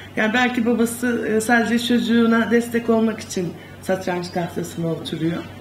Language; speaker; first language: Turkish; native; Turkish